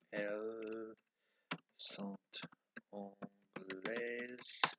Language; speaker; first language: French; non-native, learner; English